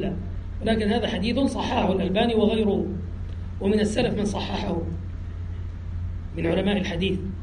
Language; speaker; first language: Arabic; native; Arabic